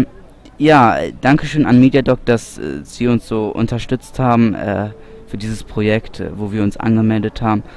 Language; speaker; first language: German; native; German